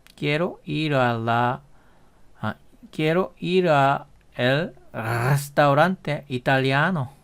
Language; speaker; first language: Spanish; non-native, fluent; Korean